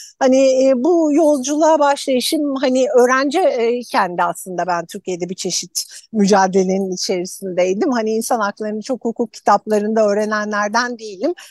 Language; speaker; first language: Turkish; native; Turkish